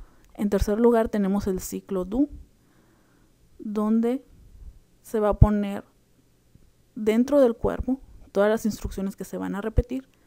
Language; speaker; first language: Spanish; native; Spanish